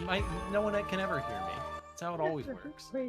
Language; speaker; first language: English; native; English